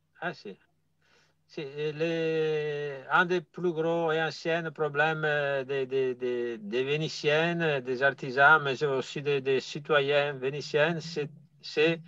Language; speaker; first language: French; non-native, fluent; Italian